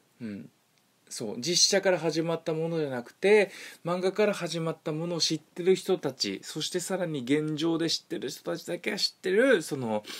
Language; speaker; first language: Japanese; native; Japanese